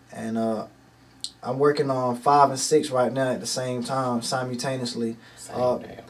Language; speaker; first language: English; native; English